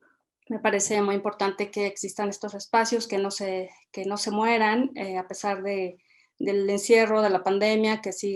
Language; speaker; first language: Spanish; native; Spanish